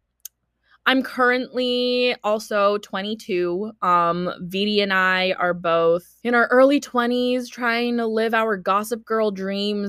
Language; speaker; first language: English; early bilingual, other home language; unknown